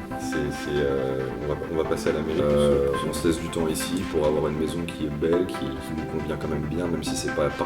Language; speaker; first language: French; native; French